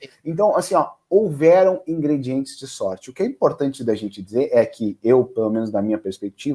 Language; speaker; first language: Portuguese; native; Portuguese